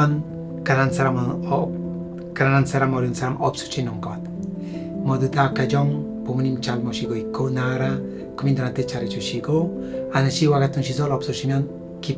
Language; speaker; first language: Korean; non-native, fluent; Italian